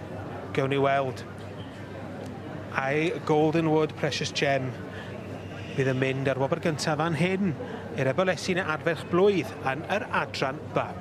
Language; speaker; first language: Welsh; native; Welsh